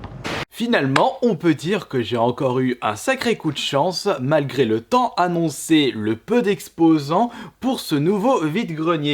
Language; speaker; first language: French; native; French